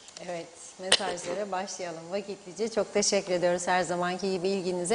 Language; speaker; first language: Turkish; native; Turkish